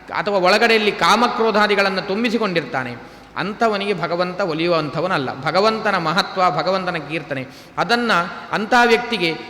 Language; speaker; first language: Kannada; native; Kannada